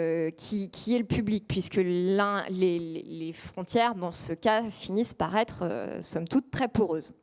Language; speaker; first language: French; native; French